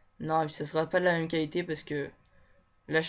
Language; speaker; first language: French; native; French